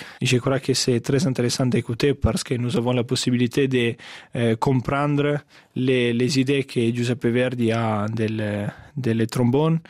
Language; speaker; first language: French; non-native, fluent; Italian